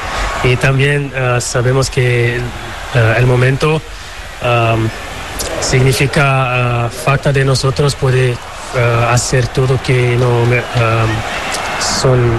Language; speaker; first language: Spanish; non-native, learner; Portuguese